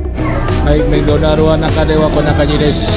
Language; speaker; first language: Japanese; non-native, learner; Indonesian